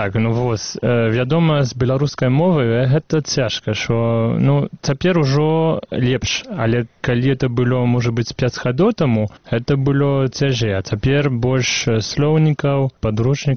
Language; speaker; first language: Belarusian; non-native, fluent; French